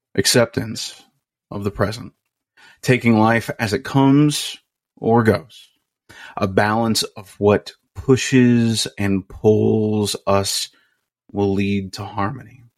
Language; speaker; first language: English; native; English